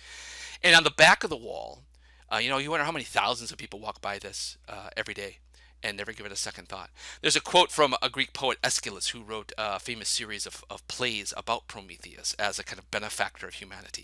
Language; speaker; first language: English; native; English